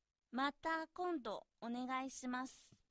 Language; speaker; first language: Japanese; non-native, fluent; Chinese